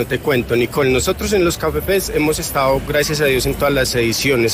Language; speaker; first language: Spanish; native; Spanish